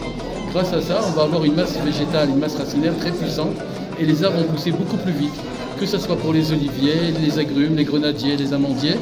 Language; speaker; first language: French; native; French